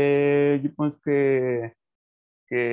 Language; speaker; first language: French; non-native, learner; Spanish